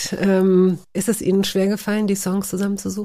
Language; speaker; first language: German; native; German